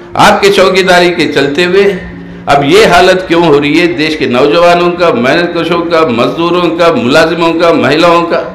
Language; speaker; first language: Hindi; non-native, local second language; Telugu